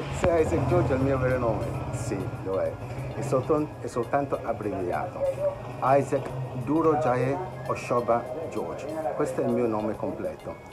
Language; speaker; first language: Italian; non-native, fluent; Yoruba